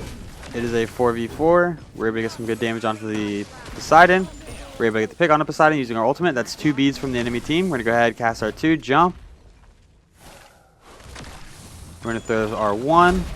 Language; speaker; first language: English; native; English